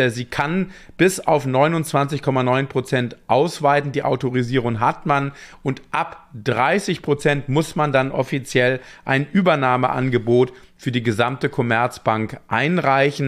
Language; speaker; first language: German; native; German